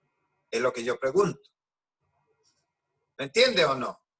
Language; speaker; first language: Spanish; native; Spanish